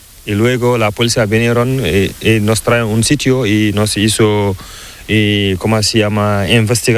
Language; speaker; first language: Spanish; non-native, learner; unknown